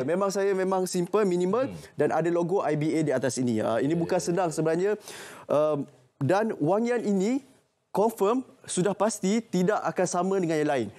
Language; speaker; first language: Malay; native; Malay